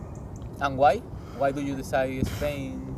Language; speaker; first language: English; non-native, learner; Spanish